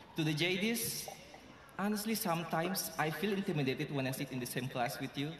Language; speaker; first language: English; non-native, fluent; Indonesian